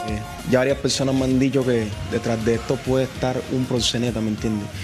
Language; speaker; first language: Spanish; native; Spanish